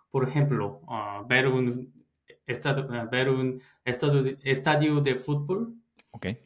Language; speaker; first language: Spanish; non-native, learner; Korean